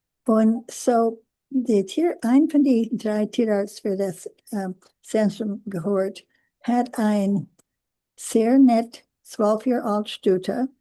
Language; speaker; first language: German; non-native, learner; English